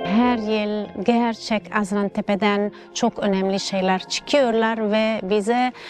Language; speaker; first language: Turkish; non-native, learner; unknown